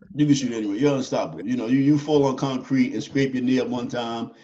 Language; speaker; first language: English; native; English